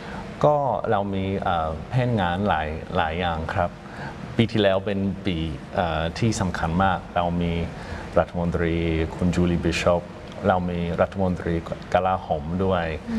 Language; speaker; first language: Thai; non-native, fluent; English